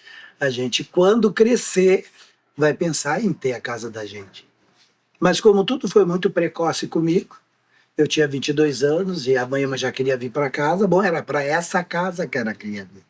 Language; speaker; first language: Portuguese; native; Portuguese